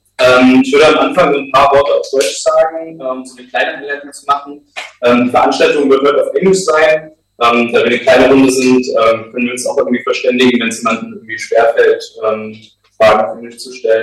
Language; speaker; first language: German; native; German